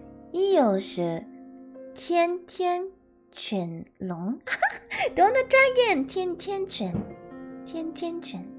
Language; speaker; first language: Chinese; non-native, learner; English